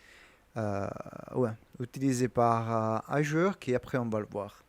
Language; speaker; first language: French; non-native, learner; Italian